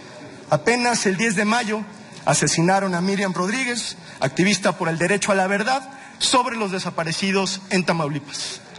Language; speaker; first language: Spanish; native; Spanish